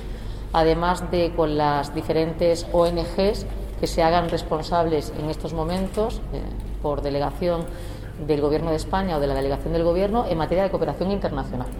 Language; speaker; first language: Spanish; native; Spanish